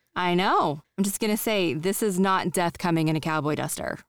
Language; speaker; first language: English; native; English